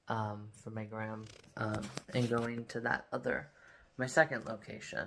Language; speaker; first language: English; native; English